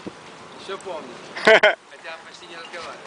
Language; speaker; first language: Russian; early bilingual, heritage; Russian